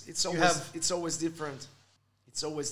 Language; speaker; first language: English; non-native, fluent; Italian